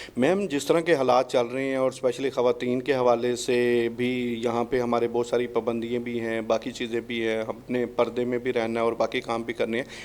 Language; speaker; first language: Urdu; non-native, local second language; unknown